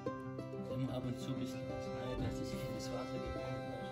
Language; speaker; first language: German; native; German